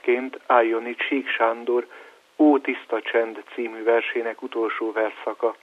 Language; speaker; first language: Hungarian; native; Hungarian